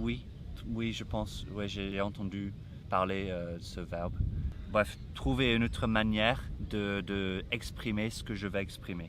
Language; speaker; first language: French; non-native, fluent; English